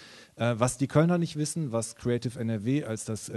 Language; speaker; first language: German; native; German